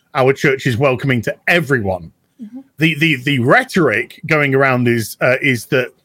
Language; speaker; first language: English; native; English